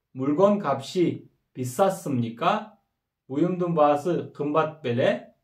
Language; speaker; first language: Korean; non-native, fluent; Kyrgyz